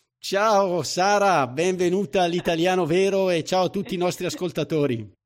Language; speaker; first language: Italian; native; Italian